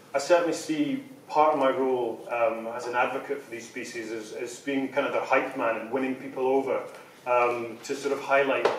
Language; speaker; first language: English; native; English